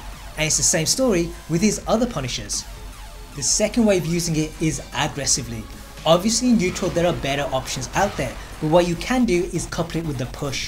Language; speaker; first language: English; native; English